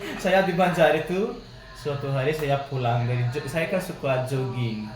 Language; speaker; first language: Indonesian; non-native, fluent; Malagasy